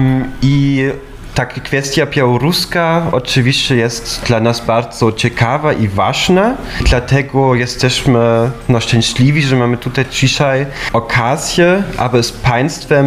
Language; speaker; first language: Polish; non-native, fluent; German